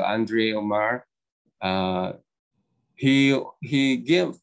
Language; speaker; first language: English; non-native, learner; Indonesian